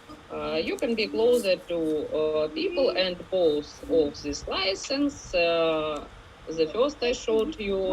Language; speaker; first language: English; non-native, fluent; Ukrainian